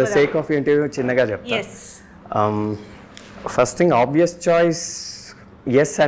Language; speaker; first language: Telugu; native; Telugu